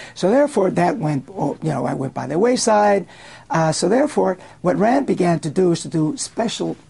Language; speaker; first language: English; non-native, fluent; Spanish